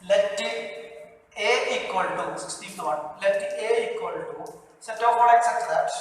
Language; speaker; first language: English; non-native, local second language; Malayalam